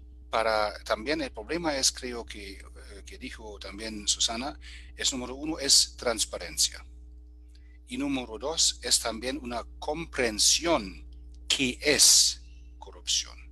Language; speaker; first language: Spanish; non-native, fluent; German